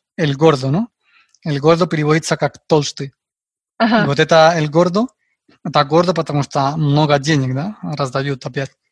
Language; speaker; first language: Russian; non-native, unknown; Spanish